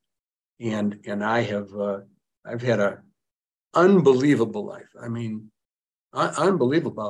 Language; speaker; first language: English; native; English